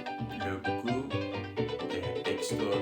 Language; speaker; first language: French; non-native, learner; Turkish